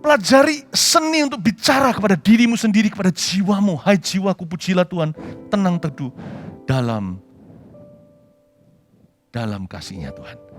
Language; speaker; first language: Indonesian; native; Indonesian